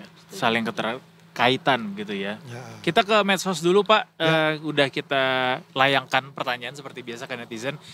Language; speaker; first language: Indonesian; native; Indonesian